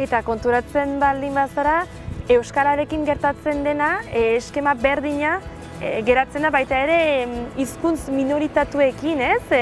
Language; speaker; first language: Basque; non-native, fluent; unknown